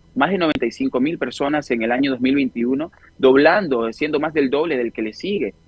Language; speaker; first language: Spanish; native; Spanish